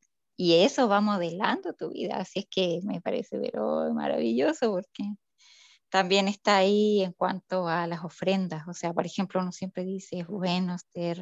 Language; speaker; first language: Spanish; native; Spanish